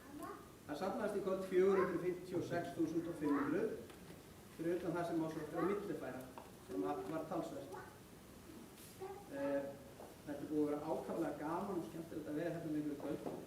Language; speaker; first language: Icelandic; native; Icelandic